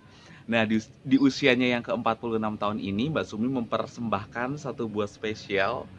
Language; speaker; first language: Indonesian; native; Indonesian